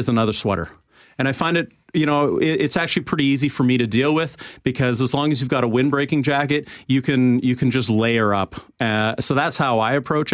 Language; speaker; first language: English; native; English